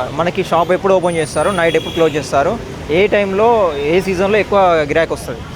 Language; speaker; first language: Telugu; native; Telugu